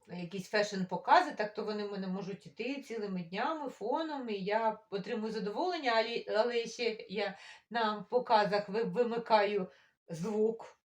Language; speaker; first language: Ukrainian; non-native, local second language; Russian